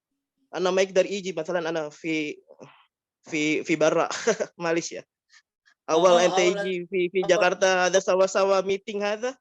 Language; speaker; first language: Arabic; non-native, learner; Indonesian